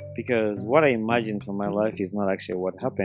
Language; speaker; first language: English; non-native, local second language; Ganda